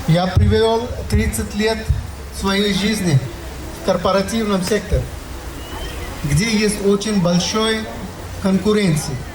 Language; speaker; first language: Russian; non-native, learner; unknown